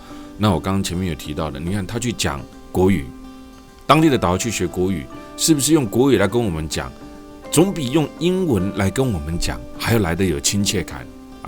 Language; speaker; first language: Chinese; native; Chinese